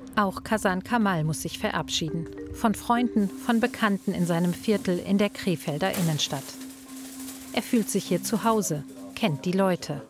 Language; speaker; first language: German; native; German